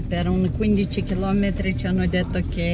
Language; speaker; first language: Italian; non-native, fluent; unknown